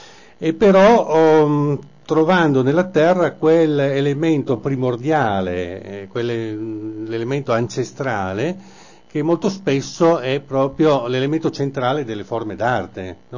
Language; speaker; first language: Italian; native; Italian